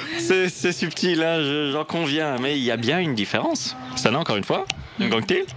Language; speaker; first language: French; native; French